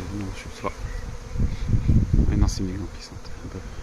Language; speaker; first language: French; native; French